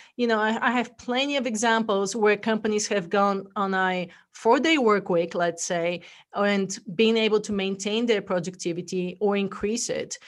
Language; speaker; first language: English; non-native, fluent; Bulgarian